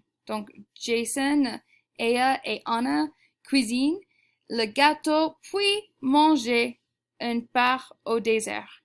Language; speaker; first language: French; non-native, fluent; English